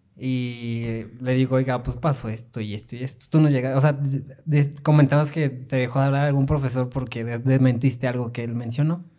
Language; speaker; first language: Spanish; native; Spanish